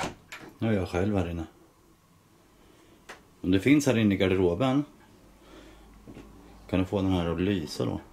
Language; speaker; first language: Swedish; native; Swedish